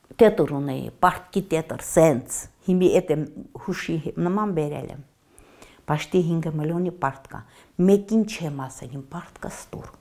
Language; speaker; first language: Armenian; native; Armenian